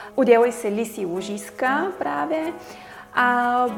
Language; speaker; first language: Czech; non-native, fluent; Bulgarian